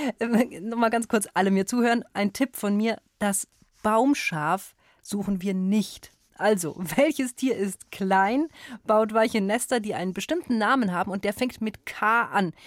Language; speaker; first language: German; native; German